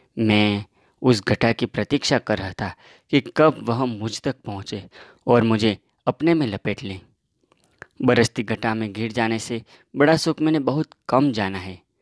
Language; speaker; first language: Hindi; non-native, local second language; Gujarati